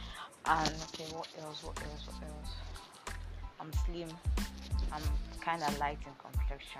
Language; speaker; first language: English; non-native, local second language; Ibibio